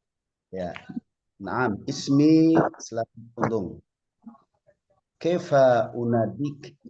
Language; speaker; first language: Arabic; non-native, learner; Indonesian